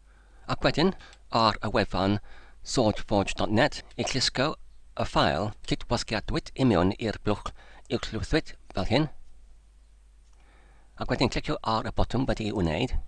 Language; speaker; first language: Welsh; non-native, learner; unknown